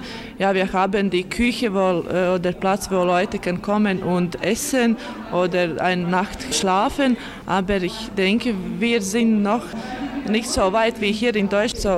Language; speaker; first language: German; non-native, learner; Latvian